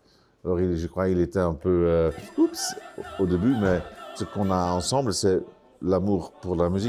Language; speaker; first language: French; non-native, fluent; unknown